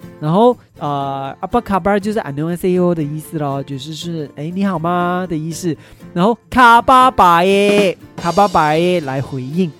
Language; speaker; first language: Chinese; native; Chinese